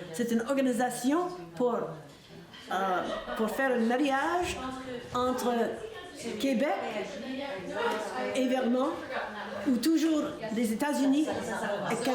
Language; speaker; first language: French; non-native, learner; English